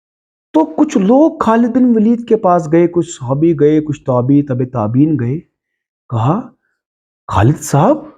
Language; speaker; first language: Urdu; native; Urdu